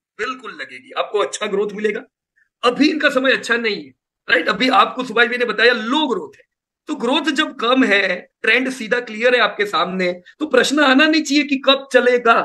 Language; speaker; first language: Hindi; non-native, local second language; Gujarati